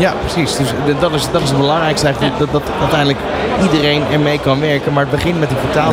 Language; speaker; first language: Dutch; native; Dutch